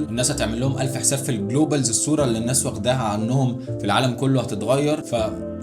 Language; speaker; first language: Arabic; native; Arabic